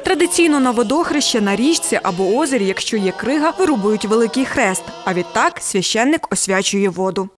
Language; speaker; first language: Ukrainian; native; Ukrainian